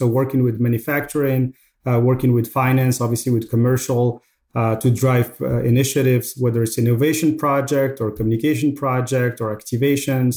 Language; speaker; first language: English; non-native, fluent; Arabic